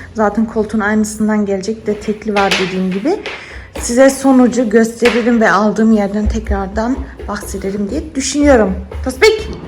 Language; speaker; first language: Turkish; early bilingual, heritage; Turkish